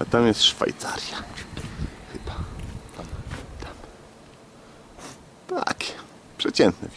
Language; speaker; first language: Polish; native; Polish